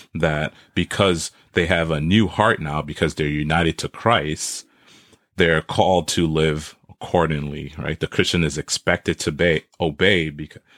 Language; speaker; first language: English; native; English